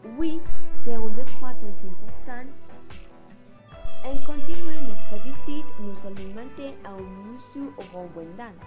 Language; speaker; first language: French; non-native, learner; Spanish